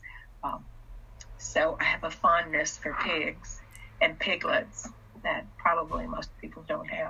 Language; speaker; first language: English; early bilingual, other home language; Russian